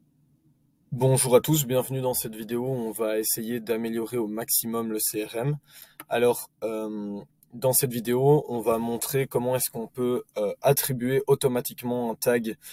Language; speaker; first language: French; native; French